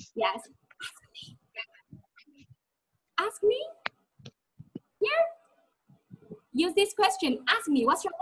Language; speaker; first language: English; non-native, fluent; Vietnamese